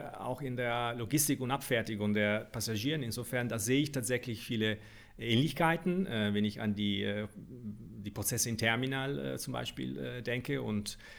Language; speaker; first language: German; non-native, fluent; Italian